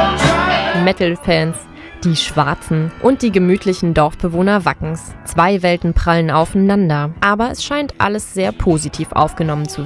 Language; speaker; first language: German; native; German